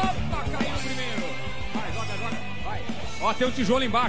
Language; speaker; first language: Portuguese; native; Portuguese